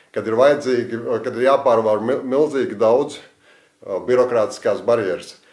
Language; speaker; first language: Latvian; native; Latvian